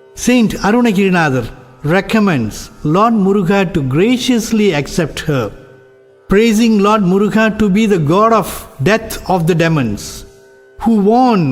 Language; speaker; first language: English; non-native, local second language; Tamil